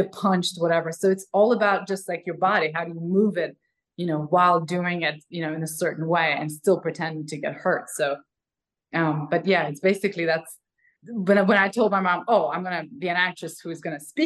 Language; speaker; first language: English; non-native, fluent; Ukrainian